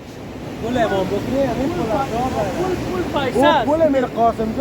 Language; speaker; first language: Persian; native; Persian